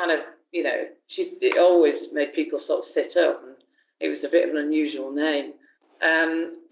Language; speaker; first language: English; native; English